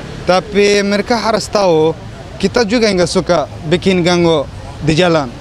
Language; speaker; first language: Indonesian; non-native, fluent; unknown